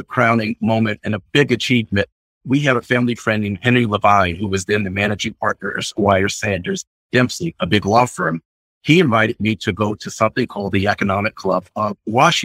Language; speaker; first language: English; native; English